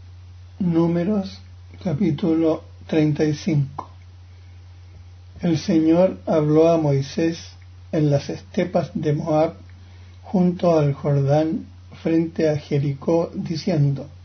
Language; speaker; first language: Spanish; native; Spanish